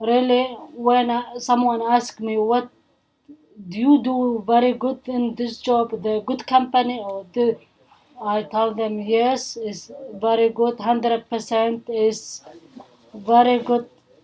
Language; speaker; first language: English; non-native, learner; Arabic